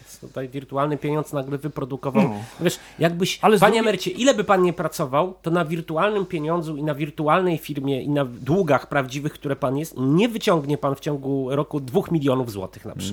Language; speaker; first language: Polish; native; Polish